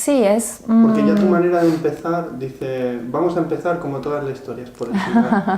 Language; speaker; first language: Spanish; native; Spanish